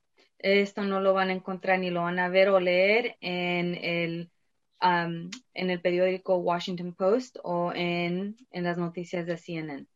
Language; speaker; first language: Spanish; early bilingual, heritage; Spanish